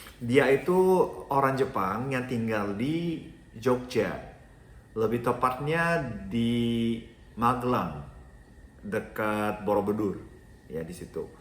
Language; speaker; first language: Indonesian; non-native, fluent; Japanese